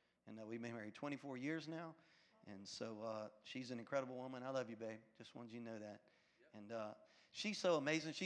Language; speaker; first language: English; native; English